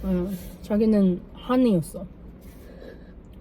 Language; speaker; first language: Korean; non-native, learner; English